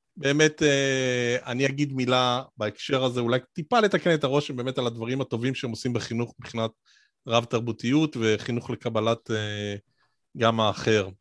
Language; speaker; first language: Hebrew; native; Hebrew